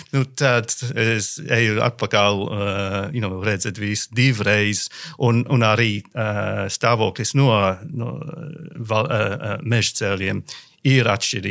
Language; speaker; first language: Latvian; non-native, learner; English